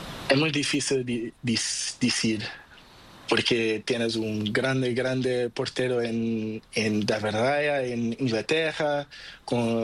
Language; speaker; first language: Spanish; non-native, learner; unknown